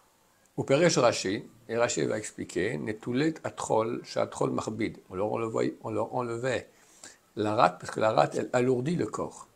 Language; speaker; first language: French; native; French